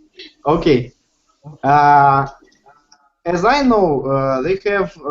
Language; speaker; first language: English; non-native, learner; Russian